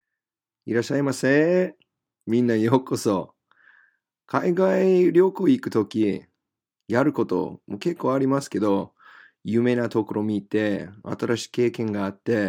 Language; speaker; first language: Japanese; non-native, fluent; English